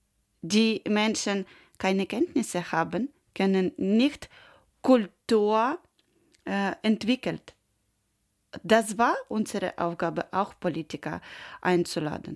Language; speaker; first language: German; non-native, learner; Ukrainian